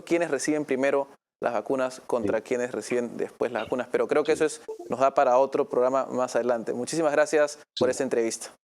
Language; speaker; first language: Spanish; native; Spanish